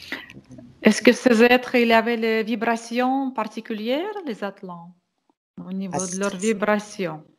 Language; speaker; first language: French; non-native, fluent; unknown